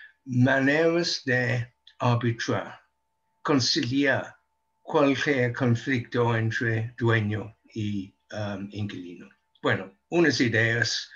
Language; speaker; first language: Spanish; non-native, fluent; English